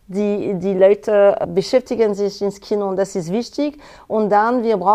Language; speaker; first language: German; non-native, fluent; French